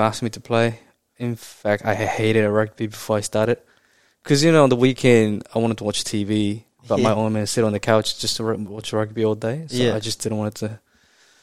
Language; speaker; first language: English; non-native, fluent; Japanese